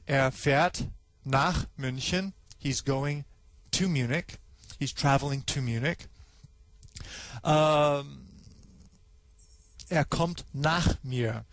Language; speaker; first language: German; non-native, fluent; English